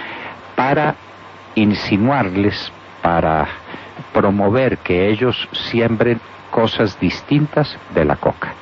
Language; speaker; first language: Spanish; native; Spanish